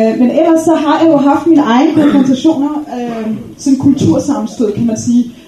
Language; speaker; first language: Danish; early bilingual, other home language; Arabic